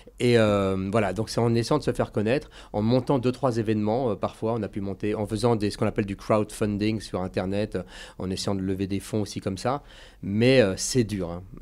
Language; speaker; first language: French; native; French